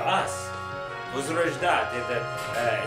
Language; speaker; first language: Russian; non-native, learner; English